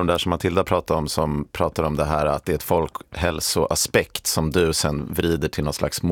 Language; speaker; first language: Swedish; native; Swedish